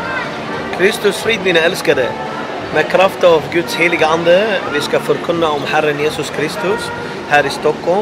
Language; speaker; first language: Swedish; non-native, fluent; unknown